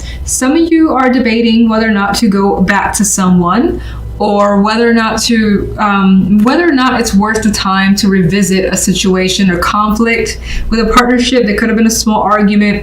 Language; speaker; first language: English; native; English